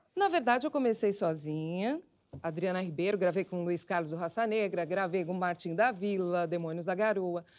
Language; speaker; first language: Portuguese; native; Portuguese